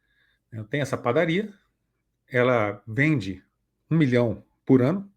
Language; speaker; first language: Portuguese; native; Portuguese